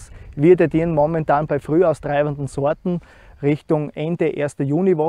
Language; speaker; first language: German; native; German